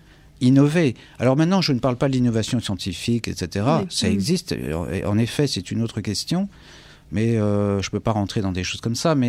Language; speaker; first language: French; native; French